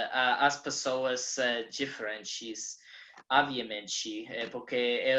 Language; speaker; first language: Portuguese; non-native, learner; English